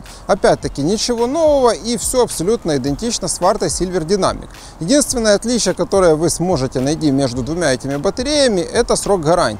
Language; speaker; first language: Russian; native; Russian